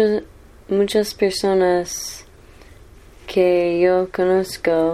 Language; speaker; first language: Spanish; non-native, learner; English